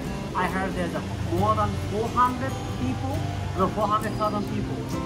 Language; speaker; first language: English; non-native, learner; Japanese